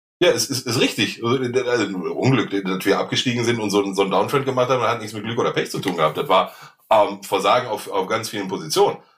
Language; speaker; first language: German; native; German